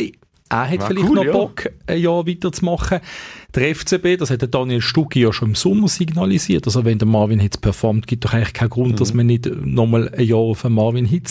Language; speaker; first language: German; native; German